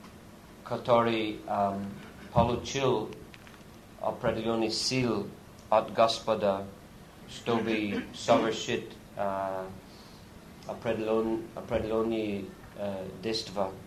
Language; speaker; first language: Russian; non-native, learner; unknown